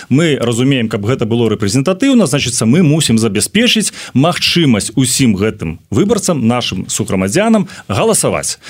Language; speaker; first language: Belarusian; native; Belarusian